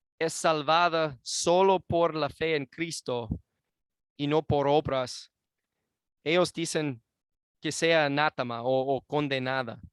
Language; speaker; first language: Spanish; non-native, fluent; English